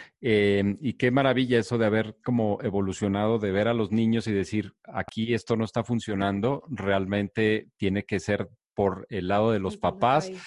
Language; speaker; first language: Spanish; native; Spanish